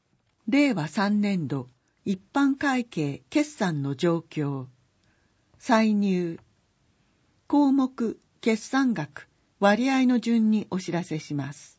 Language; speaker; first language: Japanese; native; Japanese